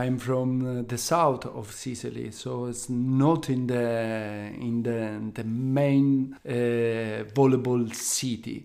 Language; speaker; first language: English; non-native, learner; Italian